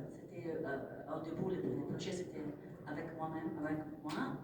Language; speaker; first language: French; non-native, fluent; Italian